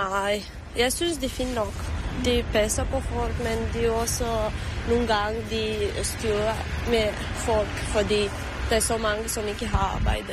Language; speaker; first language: Danish; early bilingual, other home language; Romanian